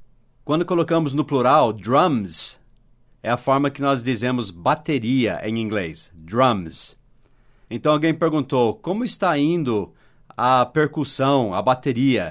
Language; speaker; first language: Portuguese; non-native, fluent; English